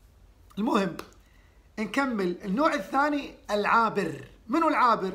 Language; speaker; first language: Arabic; native; Arabic